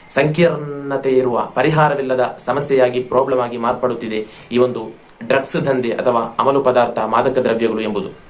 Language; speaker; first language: Kannada; non-native, local second language; Malayalam